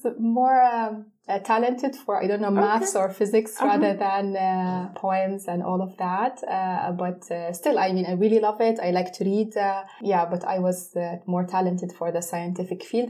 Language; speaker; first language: English; non-native, fluent; Arabic